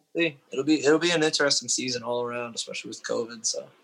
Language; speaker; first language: English; native; English